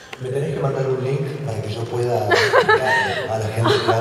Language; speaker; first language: Spanish; native; Spanish